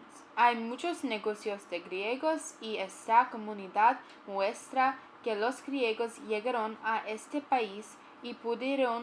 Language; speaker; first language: Spanish; non-native, learner; English